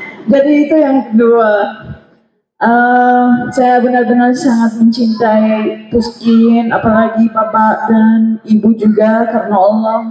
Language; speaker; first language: Indonesian; non-native, fluent; Arabic